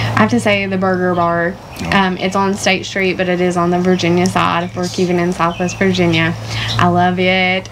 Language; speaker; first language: English; native; English